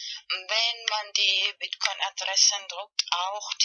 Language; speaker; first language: German; non-native, fluent; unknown